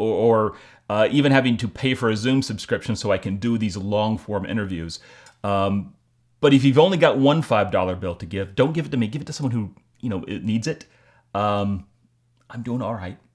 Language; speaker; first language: English; native; English